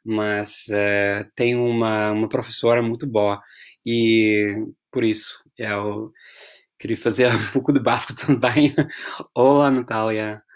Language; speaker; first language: Portuguese; non-native, fluent; English